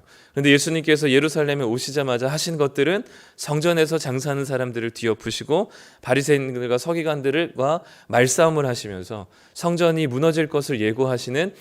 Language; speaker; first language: Korean; native; Korean